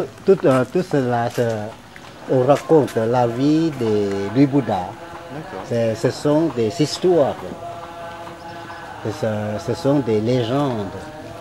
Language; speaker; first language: French; non-native, fluent; Lao